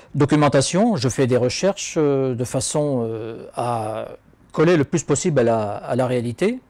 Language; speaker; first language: French; native; French